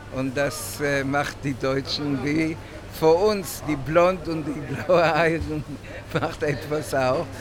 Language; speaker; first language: German; non-native, fluent; Hebrew